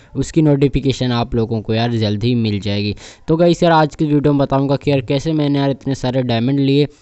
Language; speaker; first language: Hindi; native; Hindi